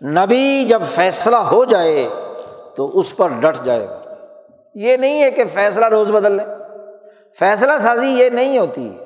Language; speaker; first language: Urdu; native; Urdu